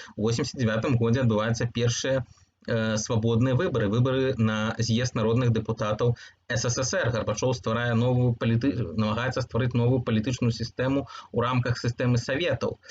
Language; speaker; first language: Belarusian; native; Belarusian